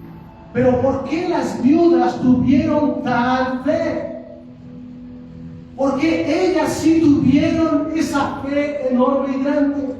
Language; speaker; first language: Spanish; native; Spanish